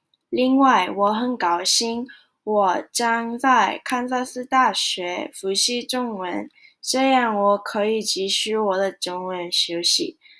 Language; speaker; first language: Chinese; non-native, learner; Korean